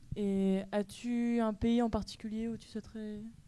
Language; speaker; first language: French; native; French